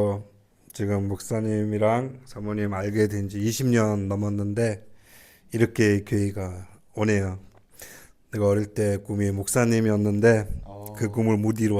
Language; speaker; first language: Korean; non-native, fluent; Mongolian